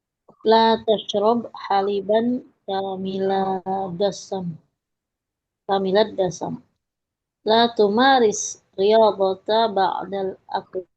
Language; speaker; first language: Arabic; non-native, learner; Indonesian